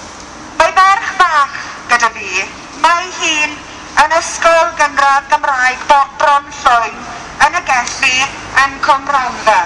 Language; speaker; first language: Welsh; non-native, local second language; English